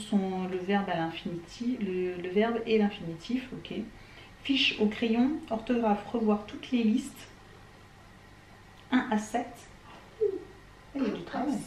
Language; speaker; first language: French; native; French